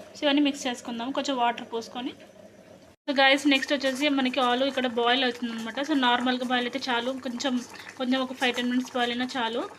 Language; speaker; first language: Telugu; non-native, local second language; Lambadi